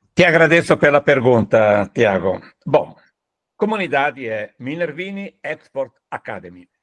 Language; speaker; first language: Portuguese; non-native, fluent; Italian